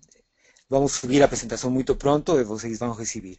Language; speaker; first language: Portuguese; non-native, fluent; Spanish